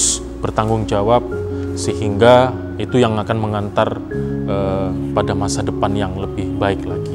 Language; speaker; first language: Indonesian; native; Indonesian